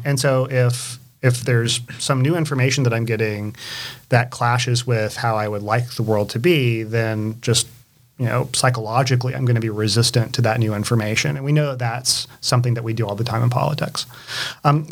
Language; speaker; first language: English; native; English